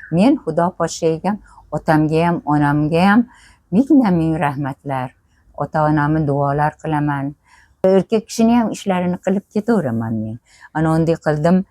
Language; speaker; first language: Uzbek; native; Uzbek